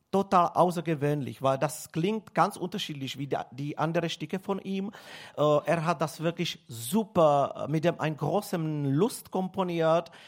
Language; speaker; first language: German; non-native, learner; Czech